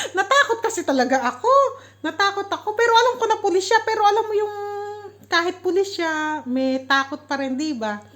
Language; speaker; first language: Filipino; native; Filipino